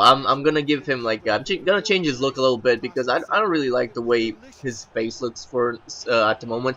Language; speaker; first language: English; native; English